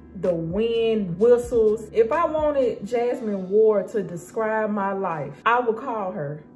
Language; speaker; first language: English; native; English